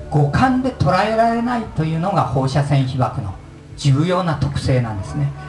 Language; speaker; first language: Japanese; native; Japanese